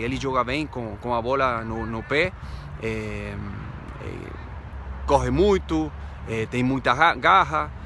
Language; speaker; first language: Portuguese; non-native, fluent; Spanish